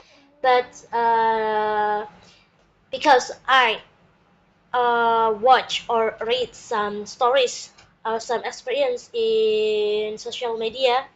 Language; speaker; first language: English; non-native, learner; Indonesian